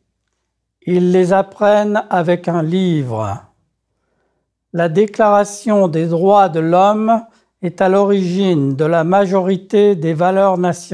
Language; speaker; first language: French; native; French